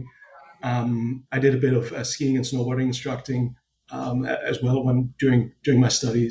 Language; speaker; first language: English; non-native, fluent; German